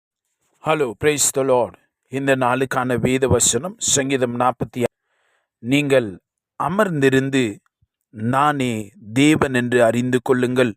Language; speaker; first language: Tamil; native; Tamil